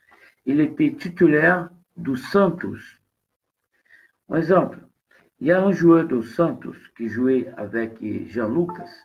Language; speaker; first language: French; non-native, fluent; Portuguese